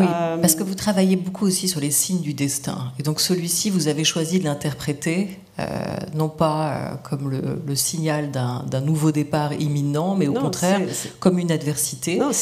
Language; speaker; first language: French; native; French